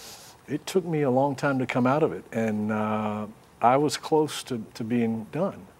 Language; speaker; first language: English; native; English